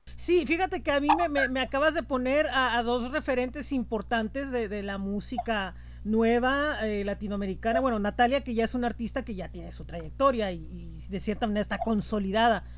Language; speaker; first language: Spanish; native; Spanish